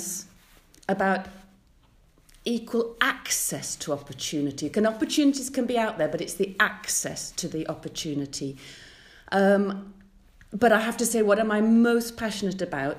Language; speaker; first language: English; native; English